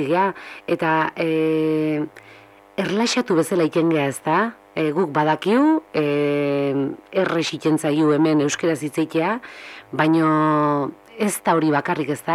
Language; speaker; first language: Basque; native; Basque